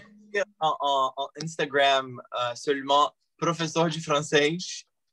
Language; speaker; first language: French; non-native, learner; Portuguese